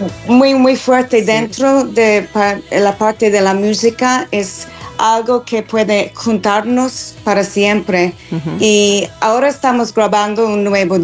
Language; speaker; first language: Spanish; non-native, learner; English